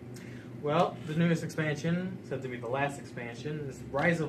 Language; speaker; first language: English; native; English